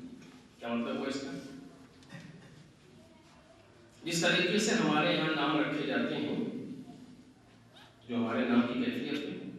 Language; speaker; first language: Urdu; native; Urdu